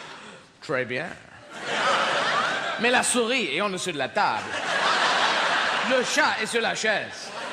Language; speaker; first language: French; non-native, learner; English